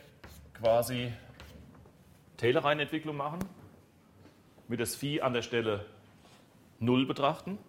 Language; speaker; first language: German; native; German